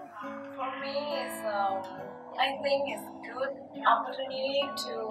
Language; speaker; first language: English; non-native, learner; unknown